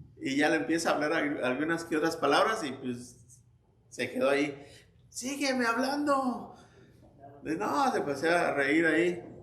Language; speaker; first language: Spanish; native; Spanish